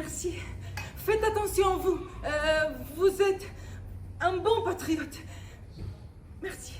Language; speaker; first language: French; non-native, fluent; Arabic